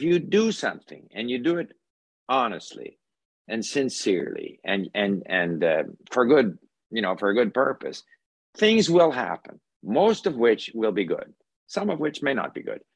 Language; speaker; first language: English; early bilingual, other home language; Swedish